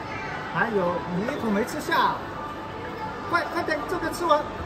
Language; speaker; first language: Chinese; native; Chinese